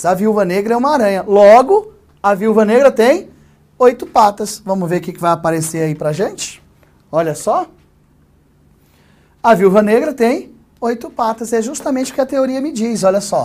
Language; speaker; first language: Portuguese; native; Portuguese